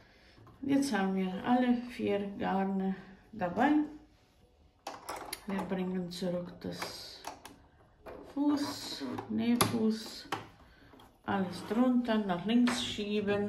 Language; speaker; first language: German; non-native, fluent; Croatian